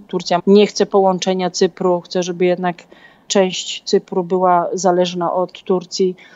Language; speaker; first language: Polish; native; Polish